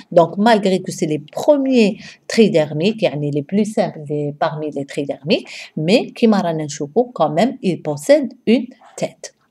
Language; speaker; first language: French; non-native, local second language; Arabic